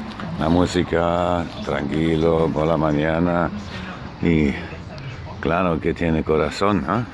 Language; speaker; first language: Spanish; non-native, learner; German